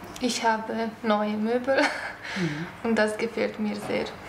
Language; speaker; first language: German; non-native, learner; Hungarian